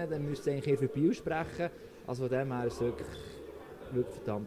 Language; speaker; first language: German; native; German